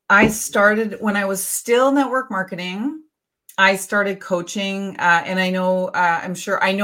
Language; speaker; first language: English; native; English